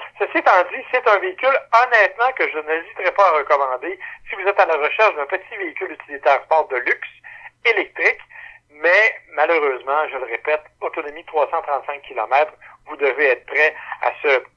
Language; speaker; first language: French; native; French